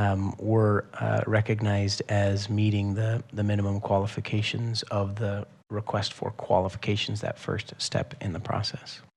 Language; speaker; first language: English; native; English